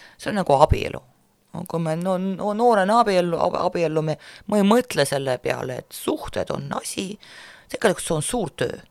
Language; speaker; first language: Estonian; non-native, local second language; Russian